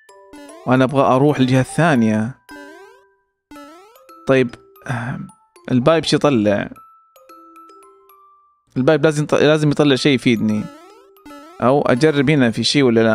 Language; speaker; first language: Arabic; native; Arabic